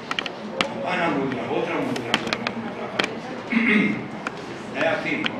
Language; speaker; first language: Portuguese; non-native, fluent; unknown